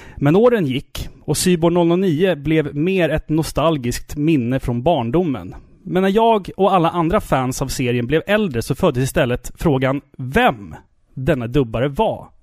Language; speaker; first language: Swedish; native; Swedish